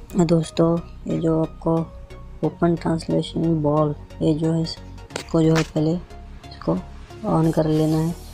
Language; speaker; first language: Hindi; native; Hindi